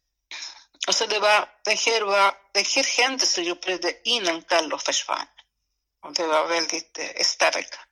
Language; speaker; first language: Swedish; non-native, fluent; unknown